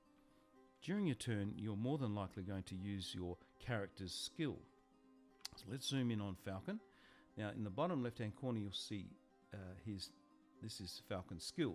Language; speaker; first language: English; native; English